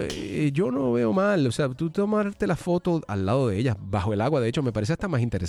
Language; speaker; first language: Spanish; native; Spanish